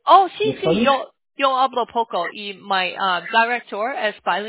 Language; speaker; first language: Spanish; non-native, learner; English